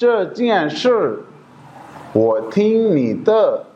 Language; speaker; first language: Chinese; non-native, learner; Urdu